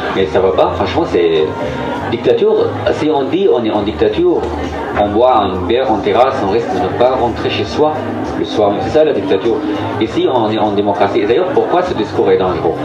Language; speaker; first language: French; non-native, fluent; Arabic